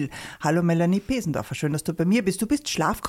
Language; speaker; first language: German; native; German